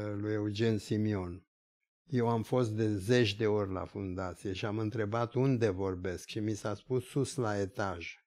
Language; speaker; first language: Romanian; early bilingual, other home language; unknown